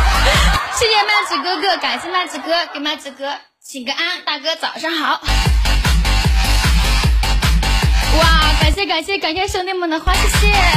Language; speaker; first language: Chinese; native; Chinese